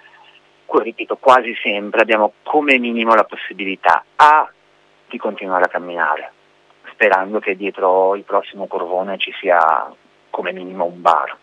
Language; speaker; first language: Italian; native; Italian